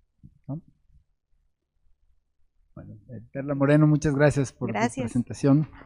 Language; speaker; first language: Spanish; native; Spanish